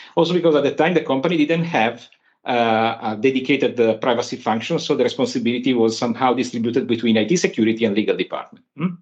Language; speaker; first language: English; non-native, fluent; Italian